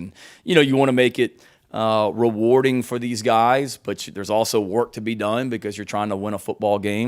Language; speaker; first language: English; native; English